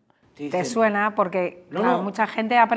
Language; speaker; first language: Spanish; native; Spanish